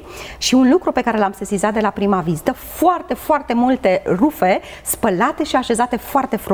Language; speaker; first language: Romanian; native; Romanian